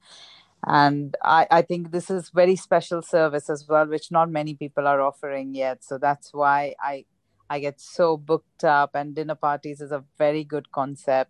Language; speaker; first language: English; non-native, local second language; Gujarati